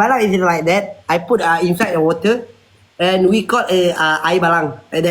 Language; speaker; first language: English; non-native, learner; Malay